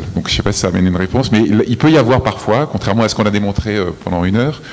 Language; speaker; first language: French; native; French